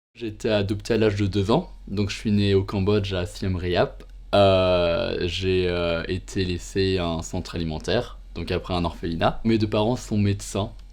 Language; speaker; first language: French; native; French